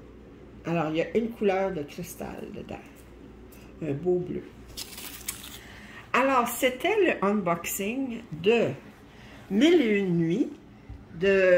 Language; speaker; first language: French; native; French